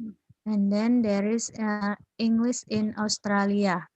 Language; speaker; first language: English; non-native, learner; Indonesian